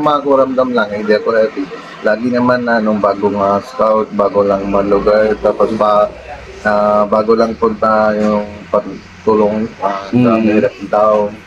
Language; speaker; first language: Filipino; non-native, learner; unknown